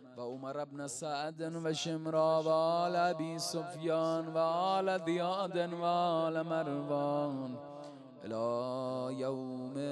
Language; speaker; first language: Arabic; non-native, fluent; Persian